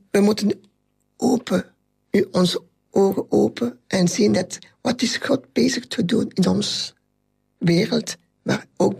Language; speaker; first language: Dutch; non-native, learner; French